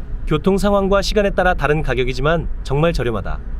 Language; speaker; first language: Korean; native; Korean